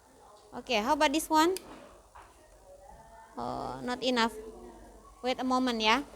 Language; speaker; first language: English; non-native, fluent; Indonesian